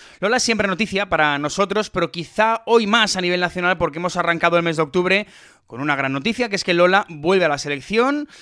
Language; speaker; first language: Spanish; native; Spanish